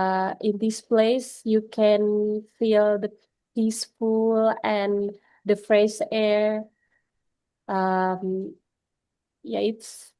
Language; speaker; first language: English; non-native, learner; Indonesian